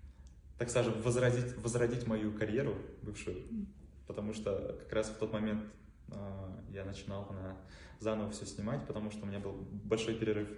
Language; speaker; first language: Russian; non-native, local second language; Tatar